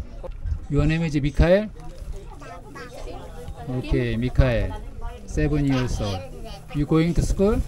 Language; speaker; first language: English; non-native, learner; Korean